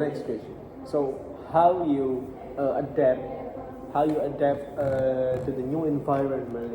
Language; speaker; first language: English; non-native, learner; Indonesian